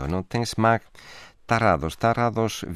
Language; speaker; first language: Polish; non-native, fluent; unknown